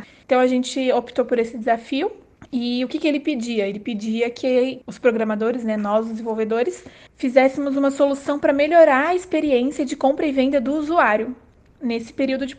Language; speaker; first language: Portuguese; native; Portuguese